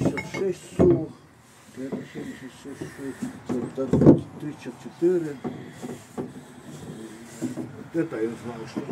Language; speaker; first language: Russian; non-native, local second language; Estonian